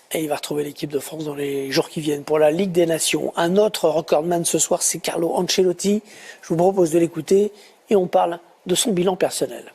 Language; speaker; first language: French; native; French